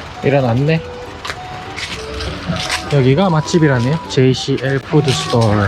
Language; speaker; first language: Korean; native; Korean